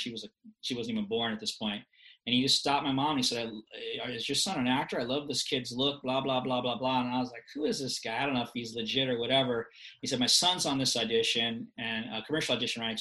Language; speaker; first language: English; native; English